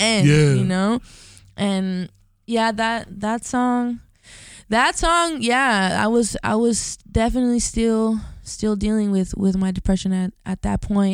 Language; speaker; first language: English; native; English